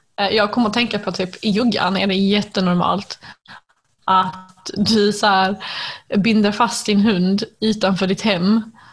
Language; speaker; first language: Swedish; native; Swedish